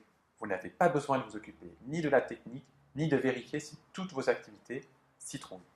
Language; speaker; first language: French; native; French